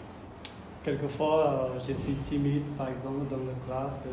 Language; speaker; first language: French; non-native, learner; Khmer